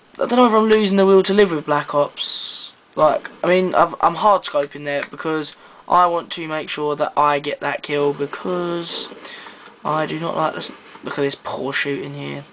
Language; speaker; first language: English; native; English